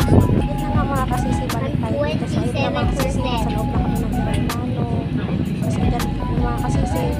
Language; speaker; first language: Filipino; non-native, local second language; Cebuano